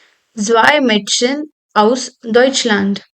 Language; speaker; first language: German; non-native, fluent; Hindi